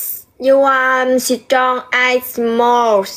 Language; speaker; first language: English; non-native, learner; Vietnamese